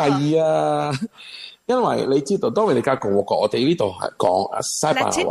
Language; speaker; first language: Cantonese; non-native, learner; Spanish